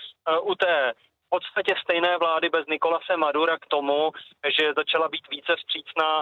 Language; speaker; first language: Czech; native; Czech